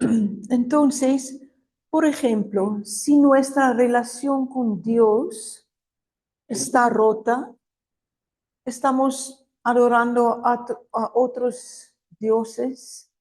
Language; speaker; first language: Spanish; non-native, fluent; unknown